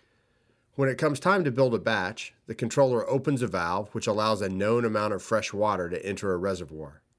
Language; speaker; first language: English; native; English